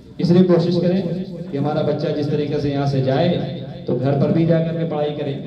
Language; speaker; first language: Urdu; native; Urdu